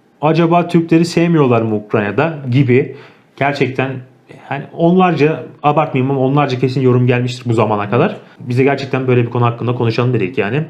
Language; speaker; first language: Turkish; native; Turkish